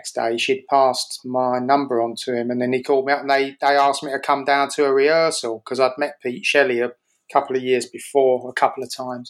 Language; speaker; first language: English; native; English